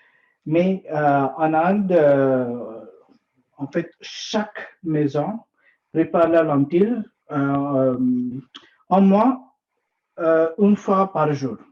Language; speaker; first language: French; non-native, learner; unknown